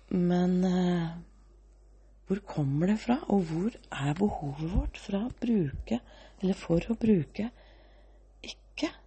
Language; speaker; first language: Norwegian; early bilingual, other home language; Danish